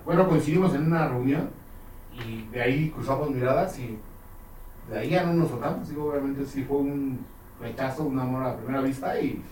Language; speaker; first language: Spanish; native; Spanish